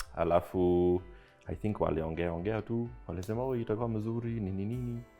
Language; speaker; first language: Swahili; non-native, fluent; English